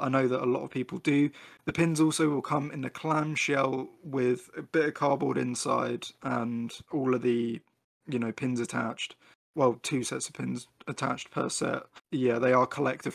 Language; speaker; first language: English; native; English